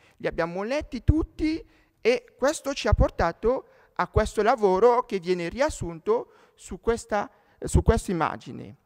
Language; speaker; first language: Italian; non-native, fluent; French